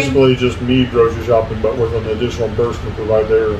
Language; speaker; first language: English; native; English